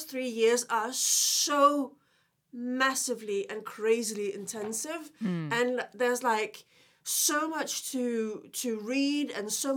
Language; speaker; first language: English; non-native, fluent; Danish